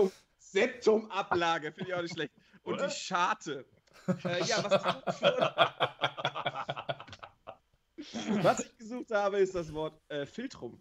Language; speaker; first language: German; native; German